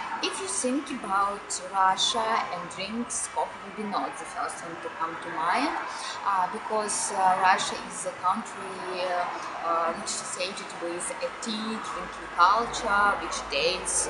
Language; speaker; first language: English; non-native, learner; Russian